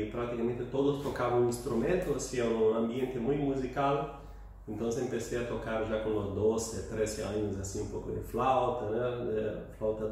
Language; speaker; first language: Spanish; non-native, fluent; Portuguese